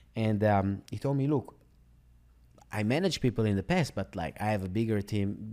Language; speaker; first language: English; non-native, fluent; Hebrew